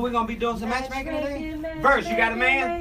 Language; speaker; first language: English; native; English